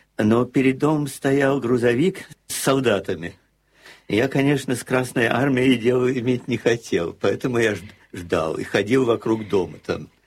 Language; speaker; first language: Russian; native; Russian